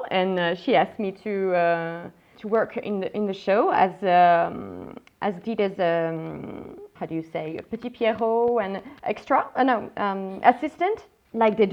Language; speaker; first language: English; non-native, fluent; French